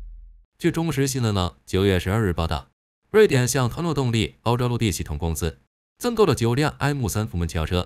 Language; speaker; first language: Chinese; native; Chinese